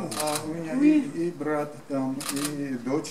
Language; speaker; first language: Russian; non-native, fluent; Armenian